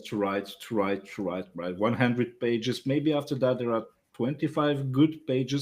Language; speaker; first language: English; non-native, learner; French